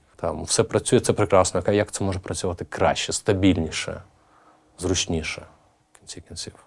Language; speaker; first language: Ukrainian; native; Ukrainian